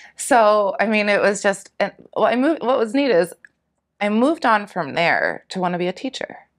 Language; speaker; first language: English; native; English